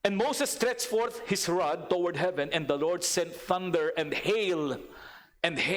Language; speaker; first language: English; non-native, local second language; Filipino